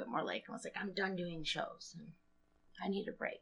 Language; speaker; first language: English; native; English